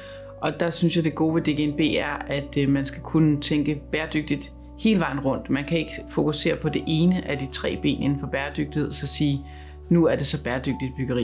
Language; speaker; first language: Danish; native; Danish